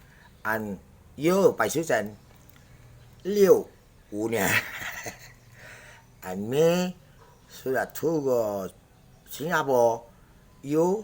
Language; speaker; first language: English; non-native, learner; Indonesian